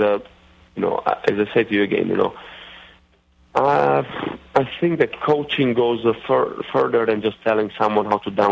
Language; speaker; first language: English; non-native, fluent; Italian